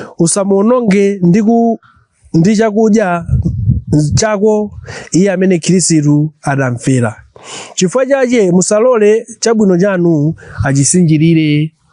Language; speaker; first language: Nyanja; non-native, local second language; Tumbuka